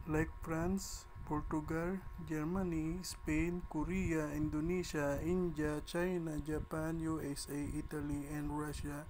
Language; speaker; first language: English; non-native, learner; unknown